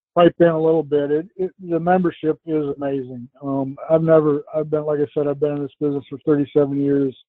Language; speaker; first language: English; native; English